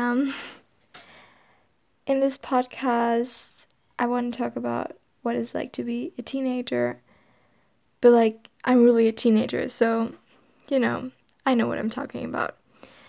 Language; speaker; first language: English; non-native, fluent; German